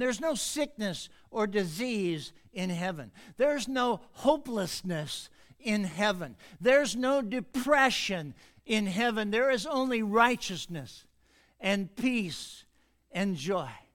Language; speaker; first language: English; native; English